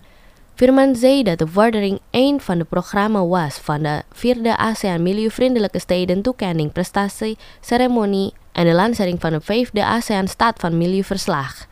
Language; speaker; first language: Dutch; non-native, fluent; Indonesian